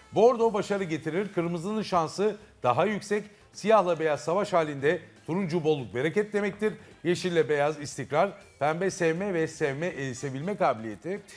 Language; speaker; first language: Turkish; native; Turkish